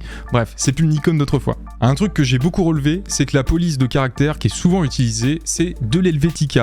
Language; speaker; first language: French; native; French